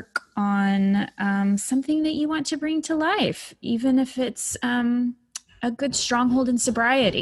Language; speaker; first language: English; native; English